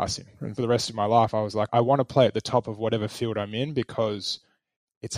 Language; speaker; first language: English; native; English